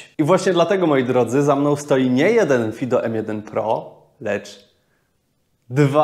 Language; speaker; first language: Polish; native; Polish